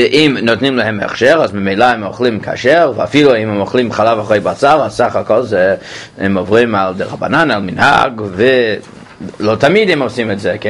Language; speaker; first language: Hebrew; non-native, fluent; English